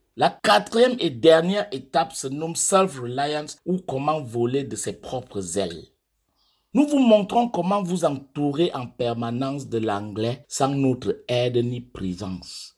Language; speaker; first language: French; non-native, local second language; English